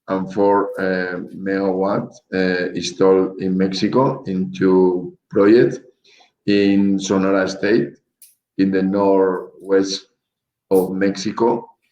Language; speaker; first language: English; non-native, learner; Spanish